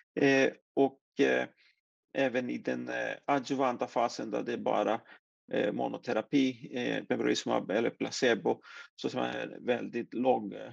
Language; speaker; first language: Swedish; non-native, fluent; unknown